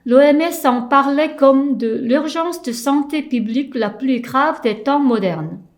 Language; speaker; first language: French; non-native, fluent; Korean